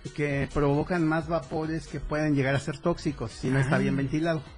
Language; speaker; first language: Spanish; native; Spanish